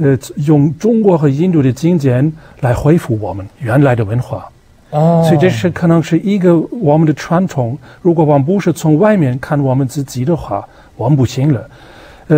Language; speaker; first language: Chinese; non-native, fluent; German